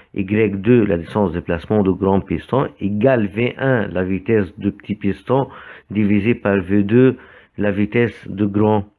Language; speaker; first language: French; non-native, fluent; Arabic